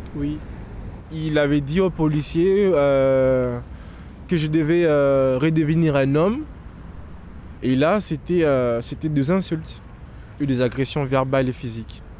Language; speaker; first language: French; non-native, local second language; Lingala